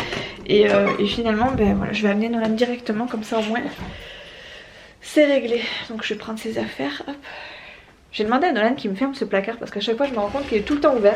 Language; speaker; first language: French; native; French